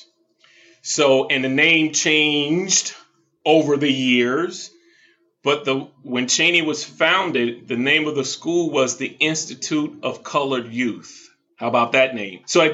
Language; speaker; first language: English; native; English